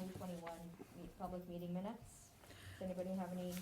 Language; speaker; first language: English; native; English